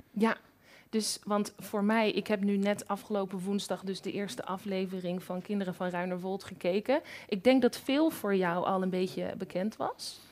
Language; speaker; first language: Dutch; native; Dutch